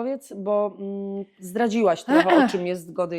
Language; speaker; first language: Polish; native; Polish